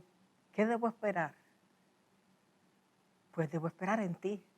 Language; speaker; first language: Spanish; native; Spanish